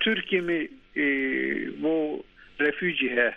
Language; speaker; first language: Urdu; non-native, learner; Turkish